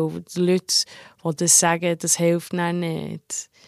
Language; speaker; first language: German; early bilingual, heritage; German